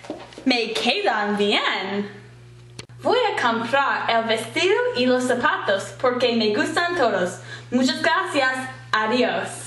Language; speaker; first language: Spanish; non-native, learner; English